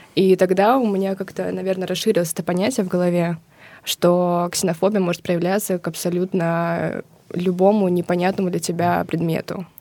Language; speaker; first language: Russian; native; Russian